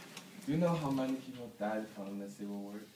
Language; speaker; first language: English; non-native, learner; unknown